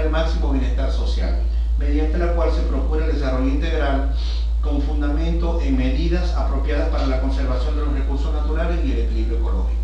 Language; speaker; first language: Spanish; native; Spanish